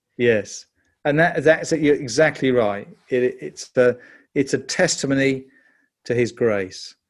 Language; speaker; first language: English; native; English